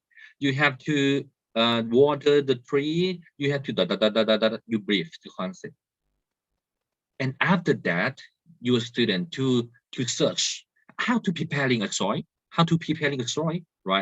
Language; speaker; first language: English; non-native, learner; Thai